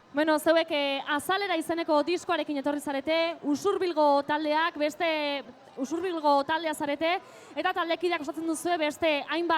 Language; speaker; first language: Basque; native; Basque